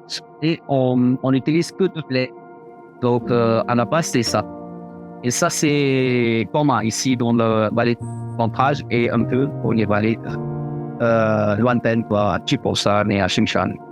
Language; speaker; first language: French; non-native, fluent; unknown